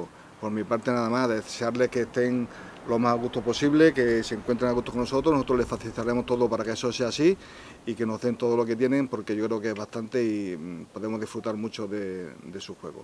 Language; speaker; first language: Spanish; native; Spanish